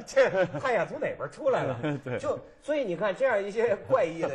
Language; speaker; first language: Chinese; native; Chinese